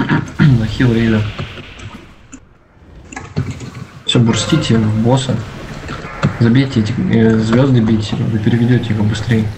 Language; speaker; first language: Russian; native; Russian